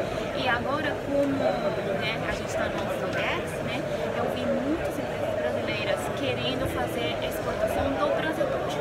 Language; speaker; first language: Portuguese; non-native, learner; Japanese